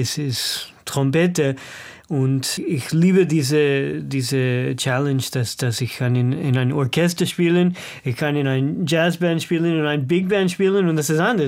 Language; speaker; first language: German; non-native, learner; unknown